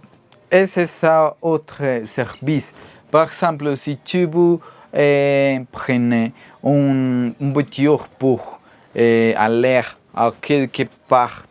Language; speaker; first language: French; non-native, learner; Spanish